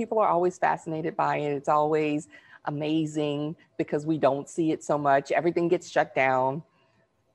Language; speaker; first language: English; native; English